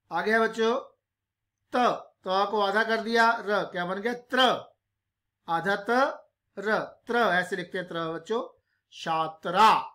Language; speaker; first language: Hindi; non-native, local second language; Punjabi